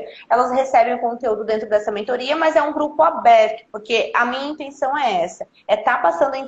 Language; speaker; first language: Portuguese; native; Portuguese